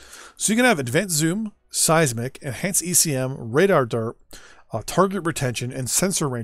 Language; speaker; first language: English; native; English